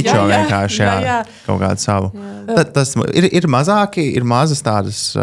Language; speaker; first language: Latvian; native; Latvian